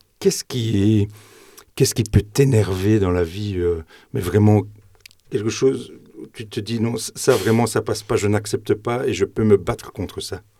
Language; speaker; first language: French; native; French